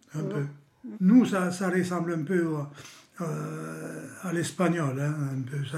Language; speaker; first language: French; non-native, local second language; Occitan